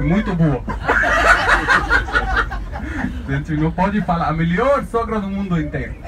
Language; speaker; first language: Portuguese; non-native, learner; Arabic